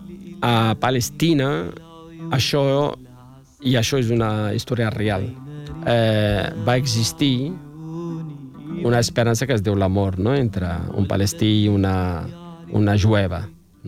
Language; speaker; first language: Catalan; non-native, fluent; Riffian